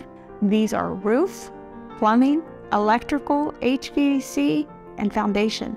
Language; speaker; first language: English; native; English